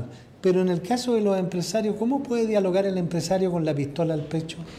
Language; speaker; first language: Spanish; native; Spanish